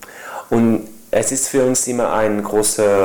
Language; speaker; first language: German; non-native, learner; Spanish